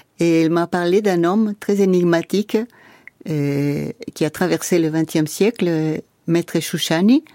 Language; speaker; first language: French; non-native, fluent; Spanish